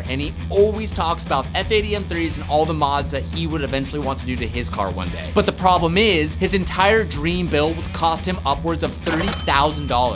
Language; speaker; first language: English; native; English